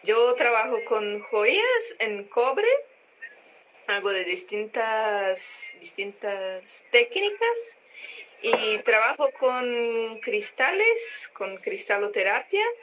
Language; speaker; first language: Spanish; non-native, learner; Portuguese